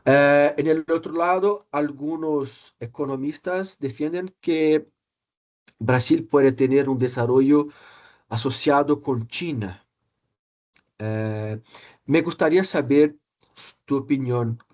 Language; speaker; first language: Spanish; non-native, fluent; Portuguese